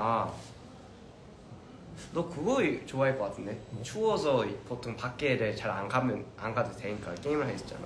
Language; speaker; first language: Korean; early bilingual, heritage; Korean